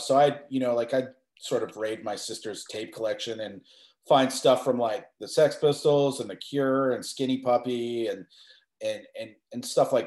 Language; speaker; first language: English; native; English